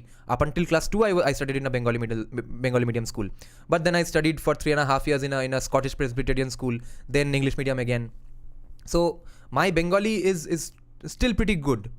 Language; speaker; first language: English; non-native, local second language; Bangla